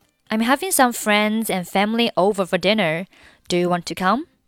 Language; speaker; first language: English; non-native, fluent; Chinese